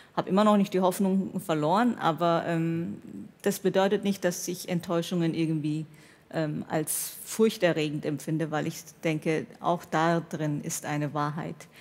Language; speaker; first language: German; native; German